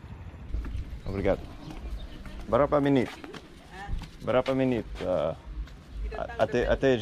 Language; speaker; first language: Indonesian; non-native, learner; English